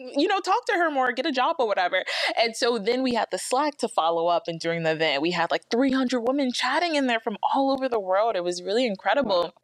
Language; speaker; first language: English; early bilingual, other home language; Akan